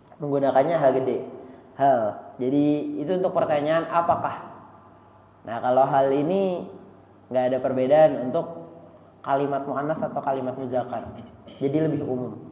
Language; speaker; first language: Indonesian; native; Indonesian